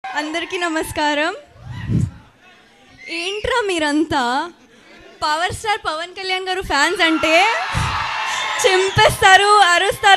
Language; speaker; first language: Telugu; non-native, fluent; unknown